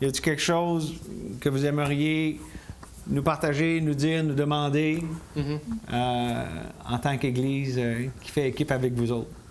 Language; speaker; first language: French; native; French